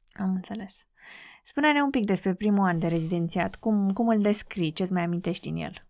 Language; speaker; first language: Romanian; native; Romanian